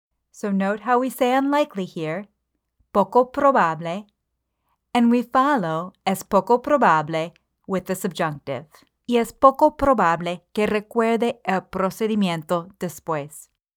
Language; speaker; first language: Spanish; non-native, fluent; English